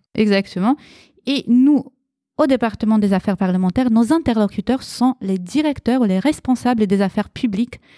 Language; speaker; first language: French; early bilingual, other home language; Romanian